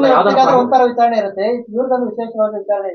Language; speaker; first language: Kannada; native; Kannada